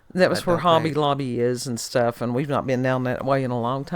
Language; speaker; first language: English; native; English